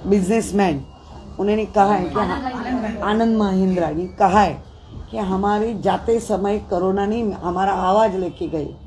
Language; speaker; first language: Hindi; non-native, local second language; Marathi